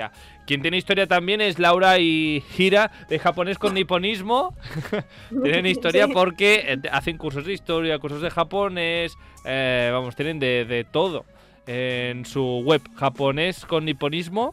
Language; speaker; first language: Spanish; native; Spanish